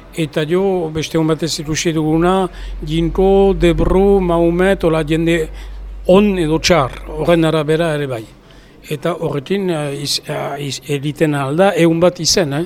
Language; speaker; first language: Basque; native; Basque